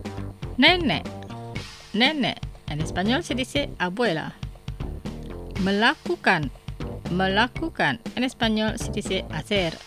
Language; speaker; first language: Spanish; non-native, fluent; Indonesian